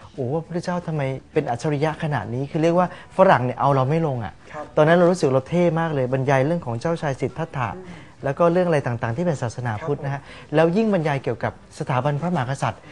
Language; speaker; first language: Thai; native; Thai